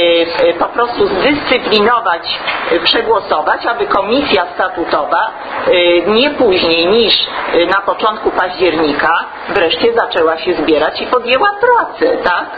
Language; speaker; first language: Polish; native; Polish